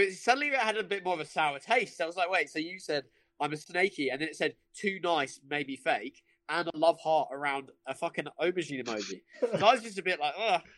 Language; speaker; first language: English; native; English